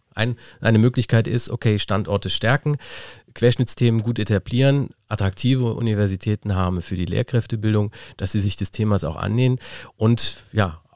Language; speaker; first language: German; native; German